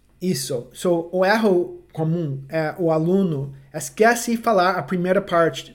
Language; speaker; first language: Portuguese; non-native, fluent; English